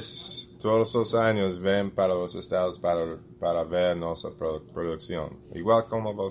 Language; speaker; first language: Portuguese; non-native, fluent; English